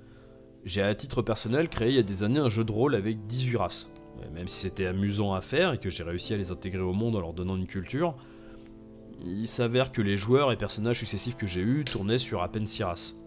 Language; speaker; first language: French; native; French